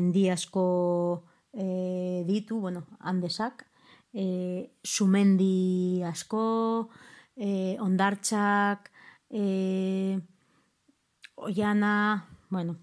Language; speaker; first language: Basque; non-native, local second language; Spanish